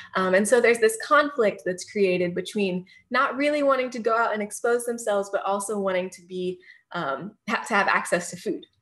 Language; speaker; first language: English; native; English